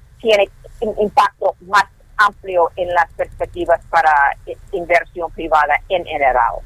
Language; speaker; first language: Spanish; non-native, fluent; English